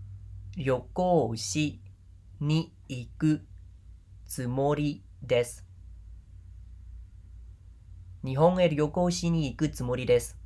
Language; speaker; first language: Japanese; non-native, fluent; Khmer